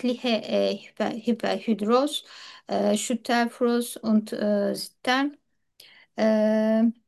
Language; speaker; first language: German; non-native, learner; Turkish